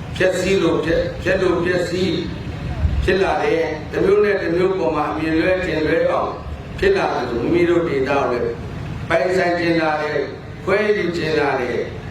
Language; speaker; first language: Burmese; non-native, local second language; Pa'o Karen